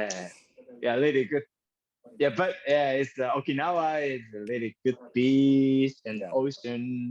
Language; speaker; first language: English; non-native, learner; Japanese